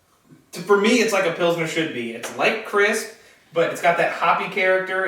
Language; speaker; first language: English; native; English